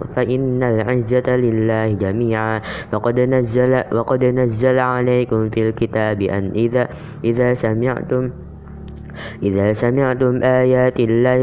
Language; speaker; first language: Arabic; non-native, learner; Indonesian